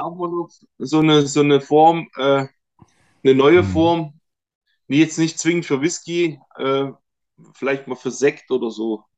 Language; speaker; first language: German; native; German